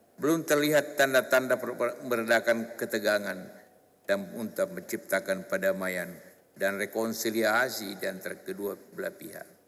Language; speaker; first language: Indonesian; non-native, local second language; Buginese